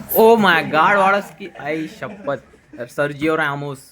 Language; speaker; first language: Hindi; non-native, local second language; Marathi